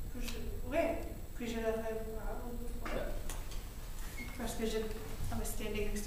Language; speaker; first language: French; non-native, learner; English